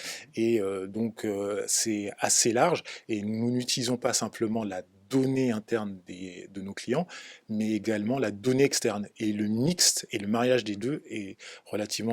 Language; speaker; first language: French; native; French